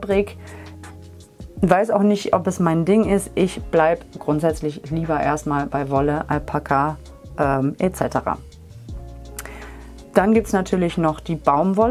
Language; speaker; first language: German; native; German